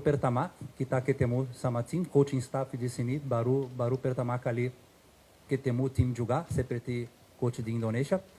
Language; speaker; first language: Indonesian; non-native, fluent; Portuguese